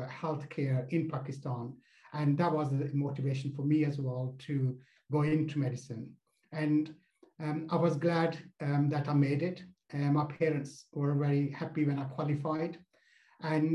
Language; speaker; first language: English; non-native, local second language; Punjabi